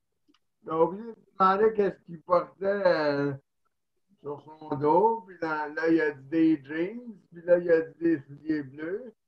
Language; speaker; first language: French; native; French